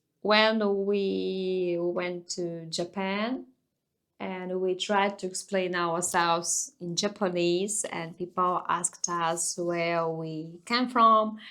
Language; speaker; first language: English; non-native, fluent; Russian